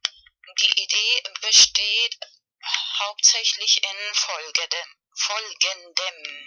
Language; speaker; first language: German; non-native, learner; Spanish